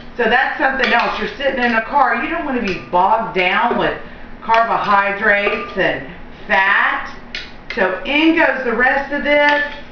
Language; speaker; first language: English; native; English